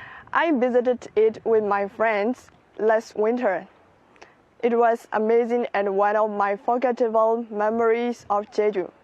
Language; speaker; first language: English; non-native, fluent; Burmese